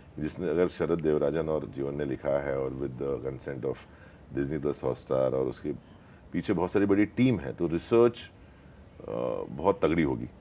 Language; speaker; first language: Hindi; non-native, local second language; Marathi